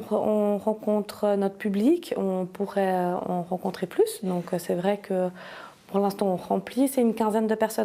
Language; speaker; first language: French; native; French